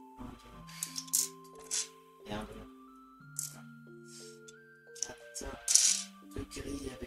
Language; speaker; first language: French; native; French